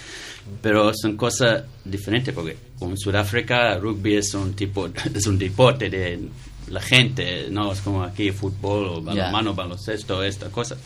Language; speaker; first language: Spanish; non-native, learner; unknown